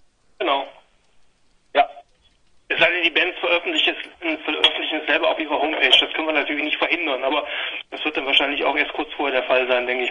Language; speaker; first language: German; native; German